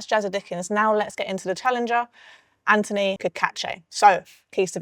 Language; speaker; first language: English; native; English